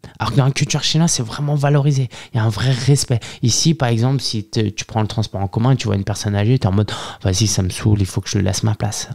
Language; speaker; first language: French; early bilingual, other home language; Chinese